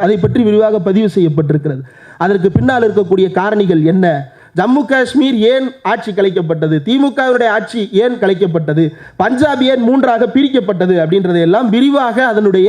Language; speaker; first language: Tamil; native; Tamil